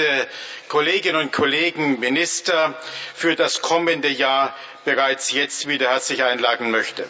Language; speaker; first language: German; native; German